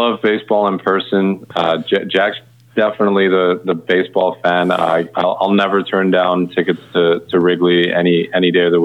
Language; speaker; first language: English; native; English